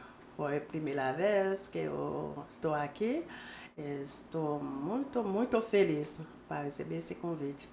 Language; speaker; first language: Portuguese; non-native, learner; Haitian Creole